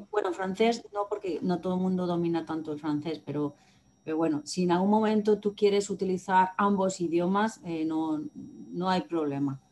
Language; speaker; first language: Spanish; native; Spanish